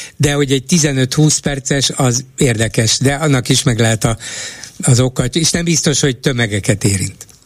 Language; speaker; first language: Hungarian; native; Hungarian